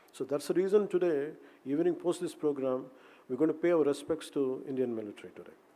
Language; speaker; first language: English; non-native, local second language; Telugu